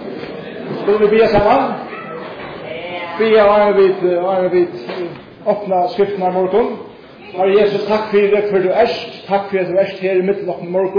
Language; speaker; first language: Swedish; non-native, learner; Faroese